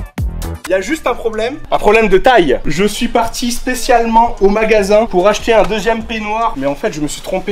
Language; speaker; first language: French; native; French